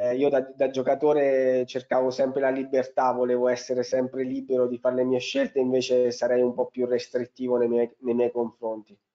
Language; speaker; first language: Italian; native; Italian